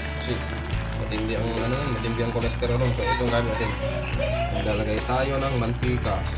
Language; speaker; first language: Filipino; non-native, local second language; Iloko